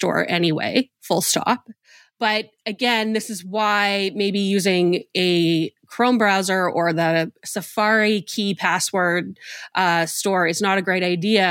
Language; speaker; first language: English; native; English